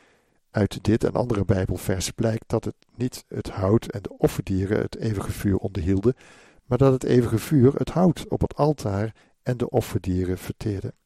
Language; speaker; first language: Dutch; native; Dutch